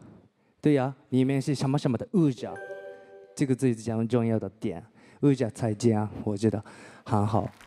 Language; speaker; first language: Chinese; non-native, learner; Japanese